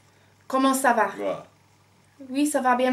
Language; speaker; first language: French; non-native, learner; English